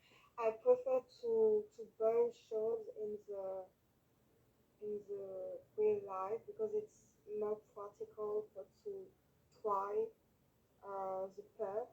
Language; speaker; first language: English; non-native, learner; French